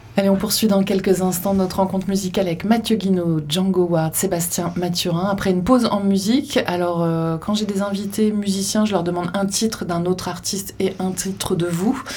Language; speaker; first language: French; native; French